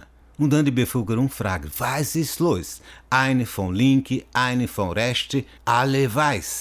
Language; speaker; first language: German; non-native, learner; Portuguese